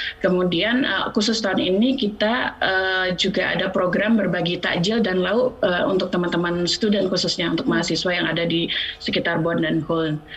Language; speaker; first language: Indonesian; native; Indonesian